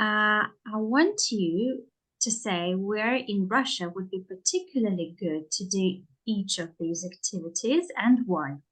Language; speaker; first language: English; non-native, fluent; Russian